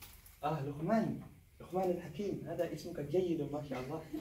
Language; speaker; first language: Arabic; non-native, learner; Somali